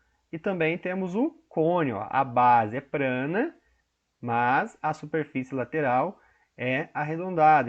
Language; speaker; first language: Portuguese; native; Portuguese